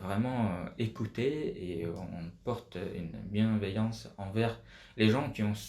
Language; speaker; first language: French; non-native, fluent; Persian